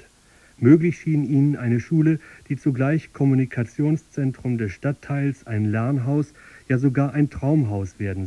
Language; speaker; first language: German; native; German